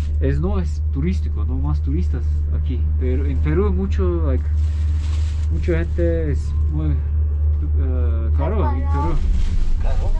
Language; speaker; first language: Spanish; non-native, learner; Turkish